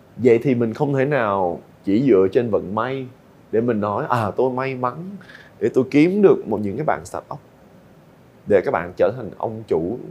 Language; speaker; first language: Vietnamese; native; Vietnamese